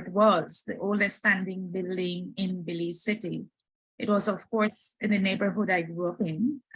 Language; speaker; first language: English; native; English